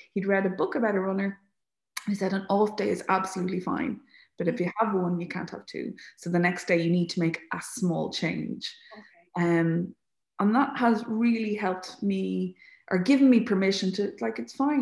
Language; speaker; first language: English; native; English